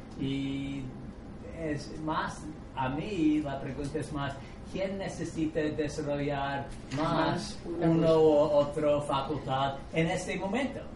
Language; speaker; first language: Spanish; non-native, fluent; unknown